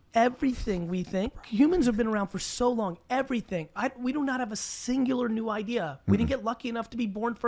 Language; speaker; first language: English; early bilingual, other home language; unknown